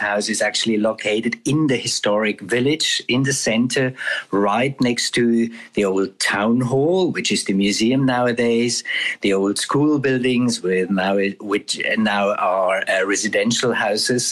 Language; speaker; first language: English; non-native, fluent; German